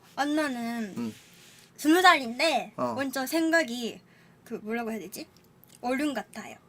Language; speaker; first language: Korean; non-native, learner; Japanese